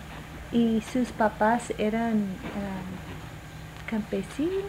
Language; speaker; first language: Spanish; non-native, fluent; English